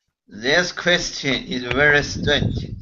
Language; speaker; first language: English; non-native, learner; Chinese